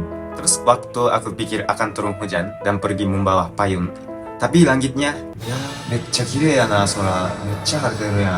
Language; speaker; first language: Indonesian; non-native, fluent; Japanese